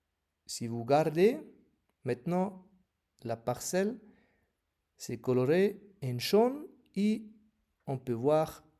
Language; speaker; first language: French; non-native, learner; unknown